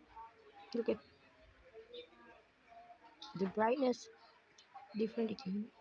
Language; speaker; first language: English; non-native, learner; Indonesian